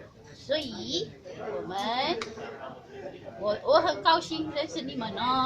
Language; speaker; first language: Chinese; non-native, learner; Indonesian